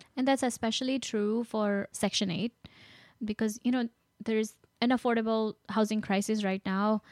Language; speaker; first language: English; non-native, local second language; Gujarati